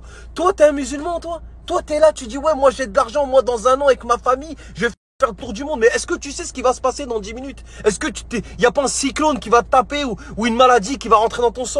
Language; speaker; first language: French; native; French